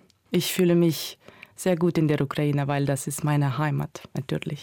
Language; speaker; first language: German; non-native, fluent; Ukrainian